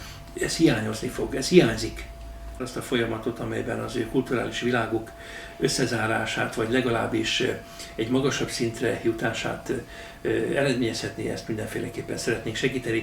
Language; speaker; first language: Hungarian; native; Hungarian